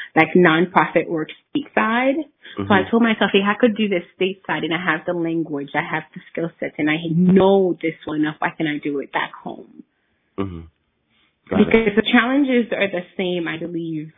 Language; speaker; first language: English; early bilingual, other home language; Haitian Creole